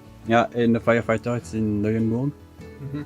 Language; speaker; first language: English; non-native, learner; French